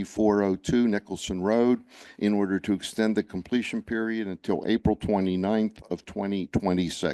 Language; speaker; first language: English; native; English